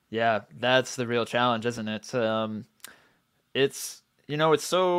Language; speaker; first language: English; native; English